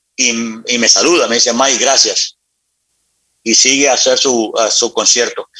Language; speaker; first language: Spanish; native; Spanish